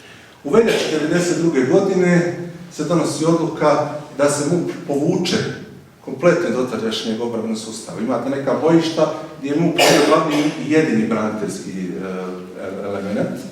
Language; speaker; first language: Croatian; native; Croatian